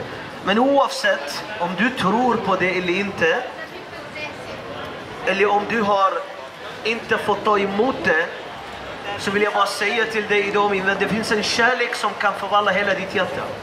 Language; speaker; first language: Swedish; non-native, fluent; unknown